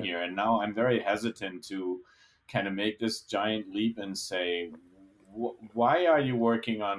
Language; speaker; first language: English; non-native, fluent; German